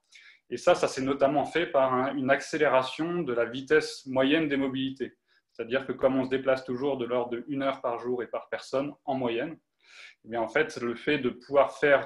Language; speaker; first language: French; native; French